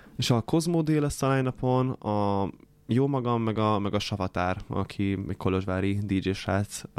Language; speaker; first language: Hungarian; native; Hungarian